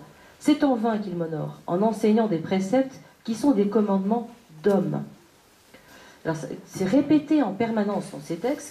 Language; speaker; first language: French; native; French